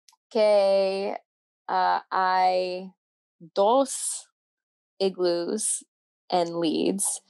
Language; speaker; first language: Spanish; non-native, learner; English